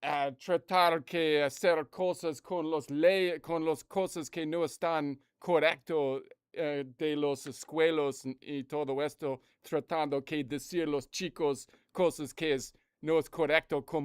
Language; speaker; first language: Spanish; non-native, learner; English